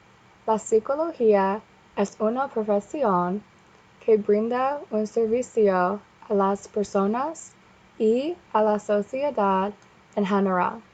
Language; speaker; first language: Spanish; non-native, learner; English